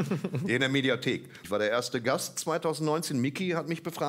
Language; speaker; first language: German; native; German